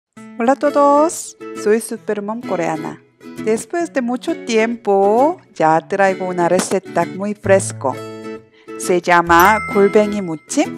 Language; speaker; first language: Spanish; non-native, learner; Korean